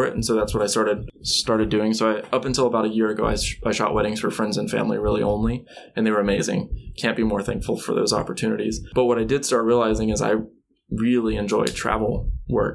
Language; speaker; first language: English; native; English